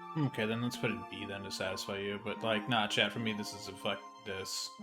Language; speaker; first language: English; native; English